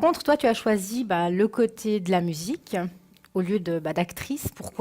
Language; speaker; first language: French; native; French